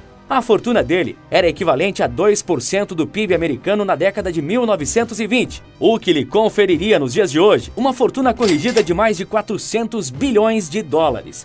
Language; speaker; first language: Portuguese; native; Portuguese